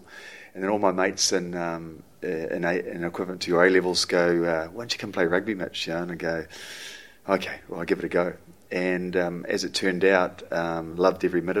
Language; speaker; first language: English; native; English